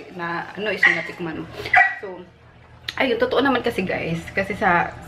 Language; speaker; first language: Filipino; non-native, local second language; Bikol